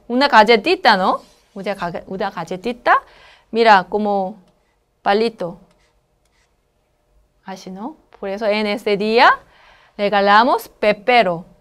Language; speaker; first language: Spanish; non-native, learner; Korean